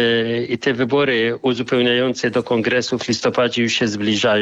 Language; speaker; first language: Polish; non-native, fluent; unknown